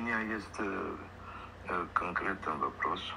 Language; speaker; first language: Russian; non-native, fluent; Serbian